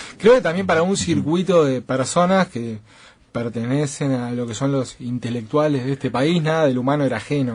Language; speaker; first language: Spanish; native; Spanish